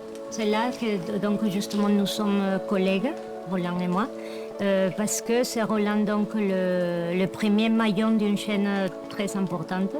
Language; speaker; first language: French; non-native, fluent; Spanish